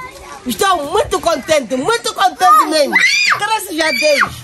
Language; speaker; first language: Portuguese; non-native, local second language; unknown